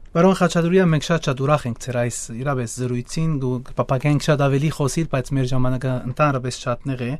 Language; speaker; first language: Armenian; early bilingual, heritage; Armenian